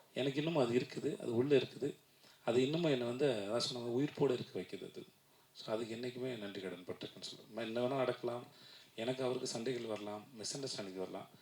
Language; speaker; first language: Tamil; native; Tamil